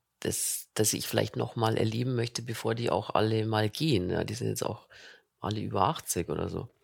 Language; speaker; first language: German; native; German